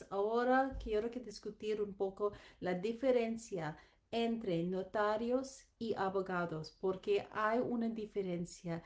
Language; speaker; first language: Spanish; non-native, learner; English